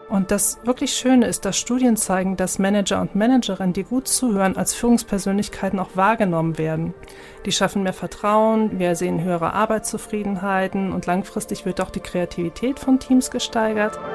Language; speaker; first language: German; native; German